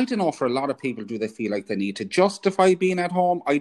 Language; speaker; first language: English; native; English